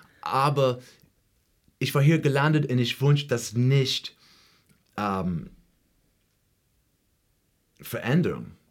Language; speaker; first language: German; non-native, learner; English